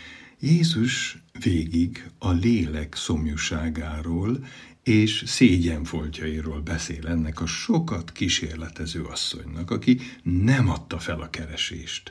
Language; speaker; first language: Hungarian; native; Hungarian